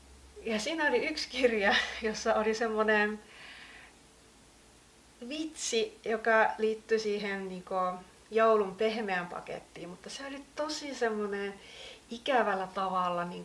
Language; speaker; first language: Finnish; native; Finnish